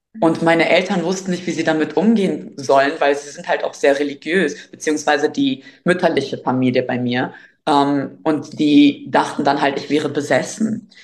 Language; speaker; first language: German; early bilingual, other home language; Albanian